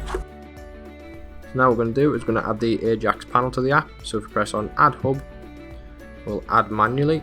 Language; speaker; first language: English; native; English